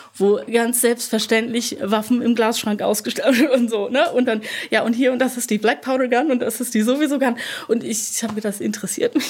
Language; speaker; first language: German; native; German